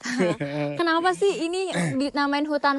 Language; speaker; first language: Indonesian; native; Indonesian